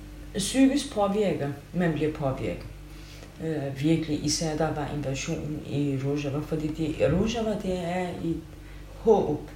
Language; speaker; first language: Danish; non-native, fluent; Kurdish